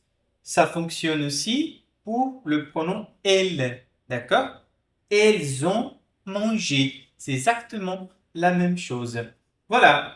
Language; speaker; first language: French; non-native, fluent; Portuguese